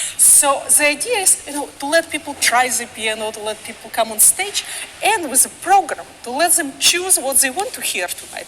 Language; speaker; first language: English; non-native, fluent; Russian